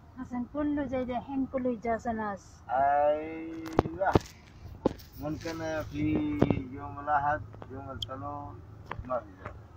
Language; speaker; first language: Arabic; non-native, learner; Cebuano